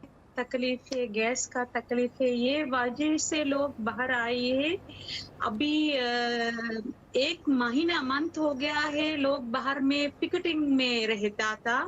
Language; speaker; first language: Hindi; non-native, learner; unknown